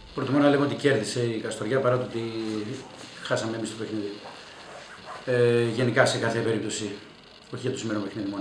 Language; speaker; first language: Greek; native; Greek